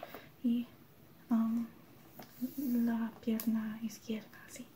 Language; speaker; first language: Spanish; non-native, learner; English